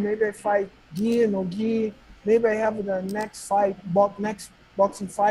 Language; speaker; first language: English; non-native, learner; Portuguese